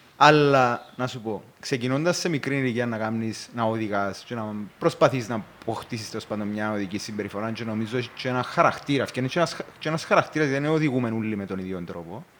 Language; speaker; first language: Greek; native; Greek